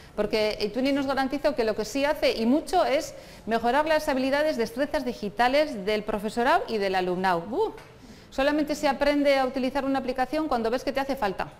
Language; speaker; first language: Spanish; non-native, local second language; Basque